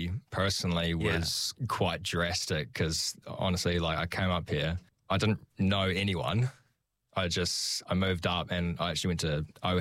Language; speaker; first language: English; native; English